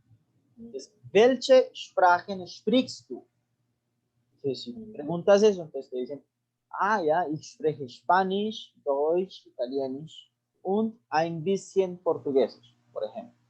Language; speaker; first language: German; non-native, fluent; Spanish